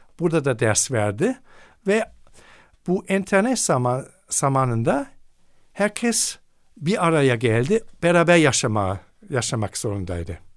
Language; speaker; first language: Turkish; non-native, fluent; German